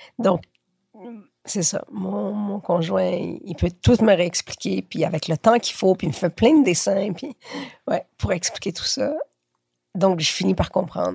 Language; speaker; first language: French; early bilingual, other home language; Spanish